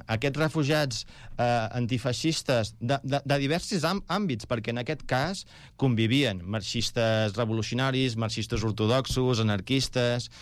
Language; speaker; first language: Catalan; non-native, local second language; Spanish